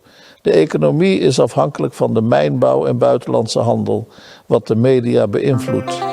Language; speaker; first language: Dutch; native; Dutch